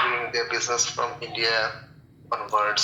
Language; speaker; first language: English; non-native, local second language; Bangla